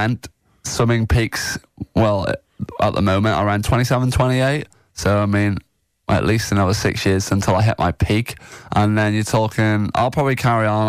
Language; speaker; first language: English; native; English